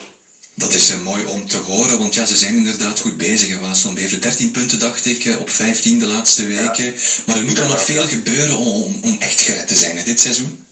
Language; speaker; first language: Dutch; native; Dutch